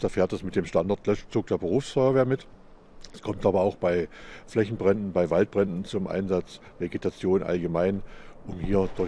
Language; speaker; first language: German; native; German